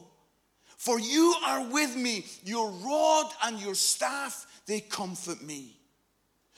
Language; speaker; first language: English; native; English